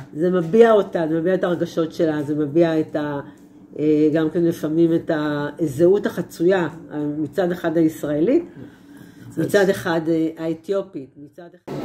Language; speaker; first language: Hebrew; native; Hebrew